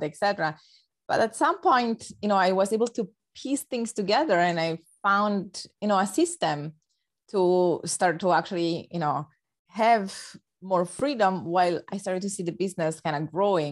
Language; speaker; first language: English; non-native, fluent; Italian